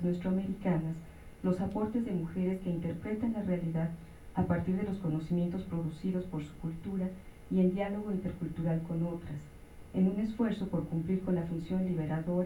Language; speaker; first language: Spanish; native; Spanish